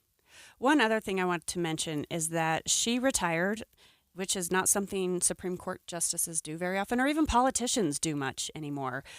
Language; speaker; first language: English; native; English